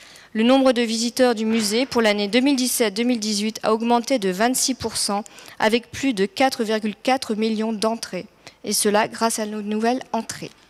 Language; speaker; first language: French; native; French